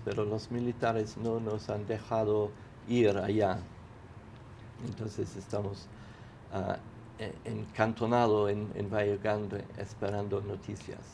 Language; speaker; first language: Spanish; non-native, fluent; English